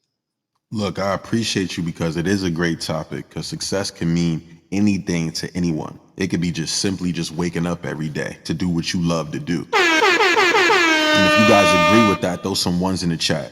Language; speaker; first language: English; native; English